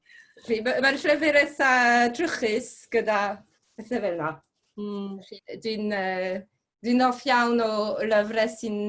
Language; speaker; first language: Welsh; non-native, fluent; French